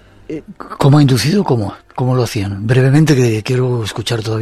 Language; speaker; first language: Spanish; native; Spanish